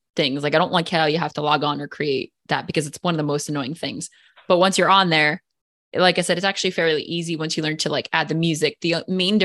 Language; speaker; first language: English; native; English